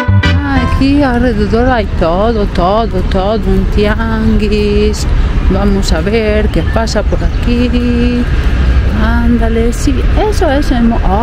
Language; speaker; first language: Spanish; non-native, fluent; Italian